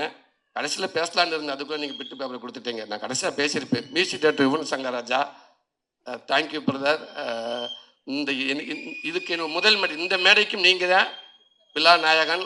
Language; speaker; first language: Tamil; native; Tamil